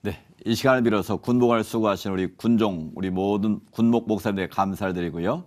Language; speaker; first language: Korean; native; Korean